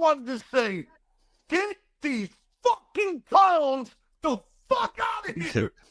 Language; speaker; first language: English; native; English